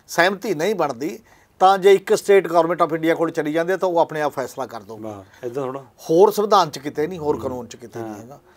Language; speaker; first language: Punjabi; native; Punjabi